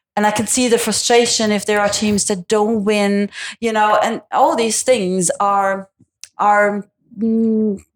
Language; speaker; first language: English; non-native, fluent; Italian